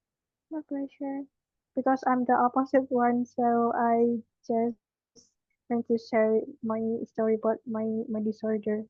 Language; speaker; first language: English; non-native, learner; Indonesian